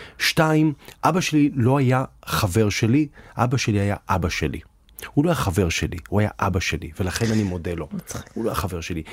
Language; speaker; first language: Hebrew; native; Hebrew